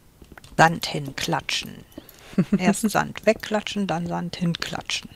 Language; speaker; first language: German; native; German